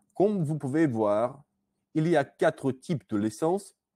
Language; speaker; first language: French; non-native, learner; Russian